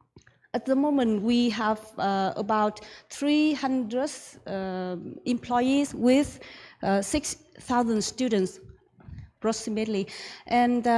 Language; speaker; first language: English; non-native, learner; Vietnamese